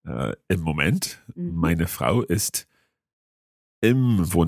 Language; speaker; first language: German; non-native, learner; English